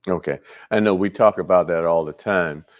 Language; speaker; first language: English; native; English